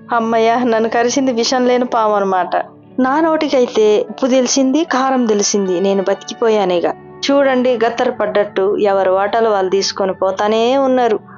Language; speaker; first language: Telugu; non-native, local second language; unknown